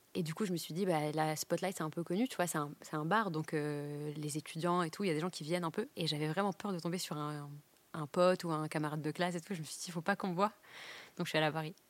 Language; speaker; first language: French; native; French